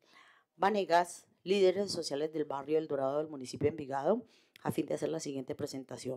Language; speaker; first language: Spanish; native; Spanish